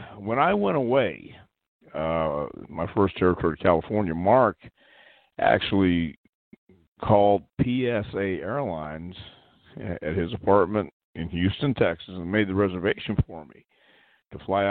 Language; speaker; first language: English; native; English